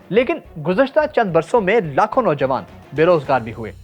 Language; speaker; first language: Urdu; native; Urdu